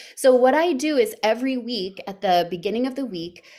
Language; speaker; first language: English; native; English